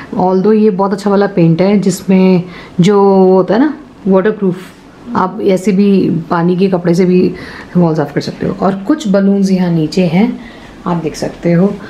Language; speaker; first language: Hindi; native; Hindi